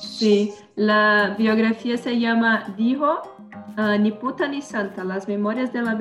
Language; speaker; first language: Spanish; non-native, learner; Portuguese